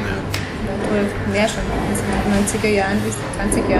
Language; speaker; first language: German; native; German